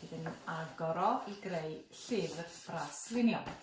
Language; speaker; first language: Welsh; native; Welsh